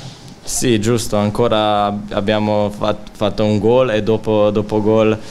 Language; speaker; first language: Italian; non-native, fluent; Slovenian